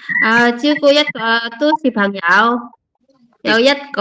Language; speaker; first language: Cantonese; non-native, learner; Indonesian